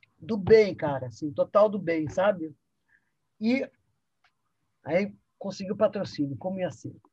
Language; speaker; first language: Portuguese; early bilingual, other home language; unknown